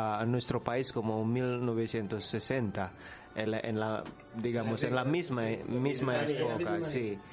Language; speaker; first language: Spanish; non-native, learner; Indonesian